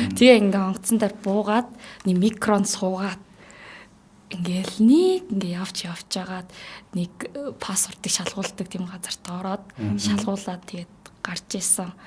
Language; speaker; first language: Mongolian; non-native, fluent; Korean